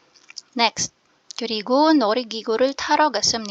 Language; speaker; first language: Korean; non-native, learner; Filipino